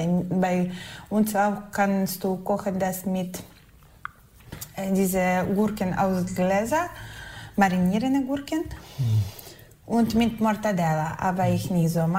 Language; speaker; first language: German; non-native, learner; Ukrainian